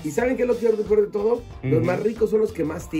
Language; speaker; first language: Spanish; native; Spanish